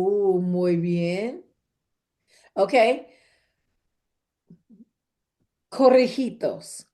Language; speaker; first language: Spanish; non-native, fluent; English